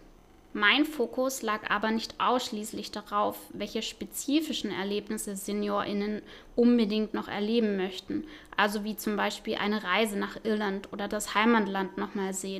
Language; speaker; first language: German; native; German